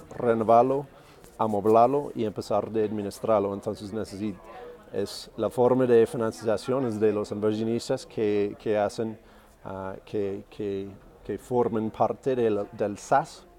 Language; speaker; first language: Spanish; non-native, fluent; English